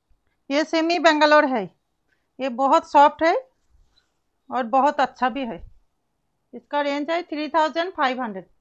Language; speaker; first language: Hindi; non-native, local second language; Bangla